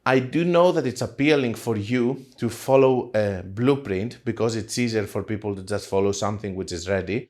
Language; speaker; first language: English; non-native, fluent; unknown